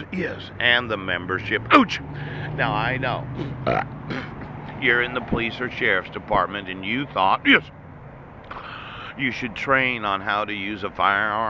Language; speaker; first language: English; native; English